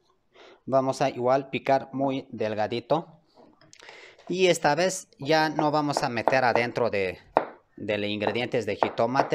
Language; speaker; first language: Spanish; non-native, learner; Turkish